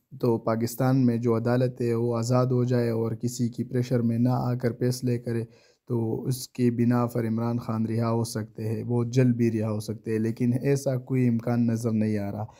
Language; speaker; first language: Urdu; non-native, local second language; Pashto